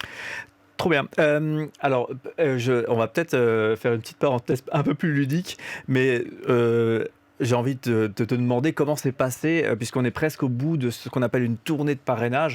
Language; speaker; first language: French; native; French